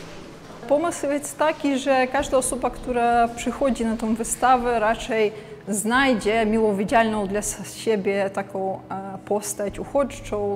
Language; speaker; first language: Polish; non-native, fluent; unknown